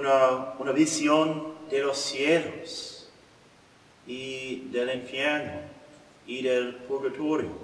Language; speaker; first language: Spanish; non-native, learner; English